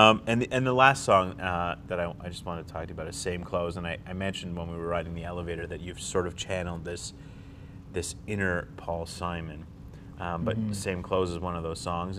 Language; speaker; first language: English; native; English